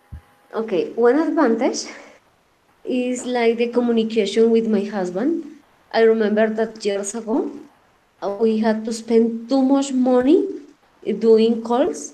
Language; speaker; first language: English; non-native, learner; Spanish